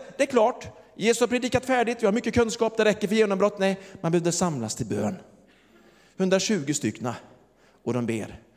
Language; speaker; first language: Swedish; native; Swedish